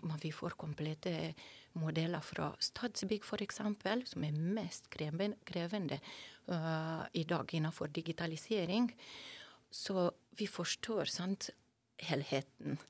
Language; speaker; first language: Norwegian; non-native, fluent; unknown